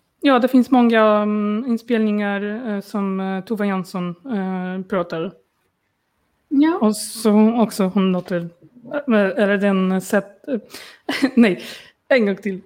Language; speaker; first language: Swedish; non-native, learner; Polish